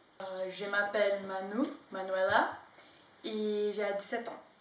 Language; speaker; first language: French; non-native, learner; Portuguese